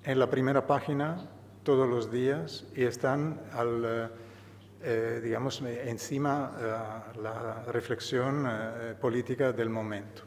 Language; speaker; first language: Spanish; non-native, fluent; Italian